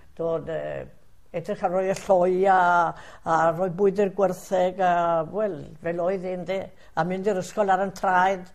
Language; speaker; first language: Welsh; early bilingual, heritage; Welsh